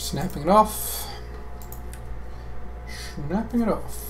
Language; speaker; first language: English; native; English